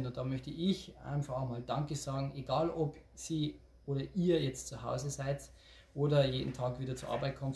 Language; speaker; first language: German; native; German